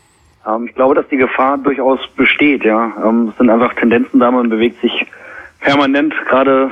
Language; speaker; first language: German; native; German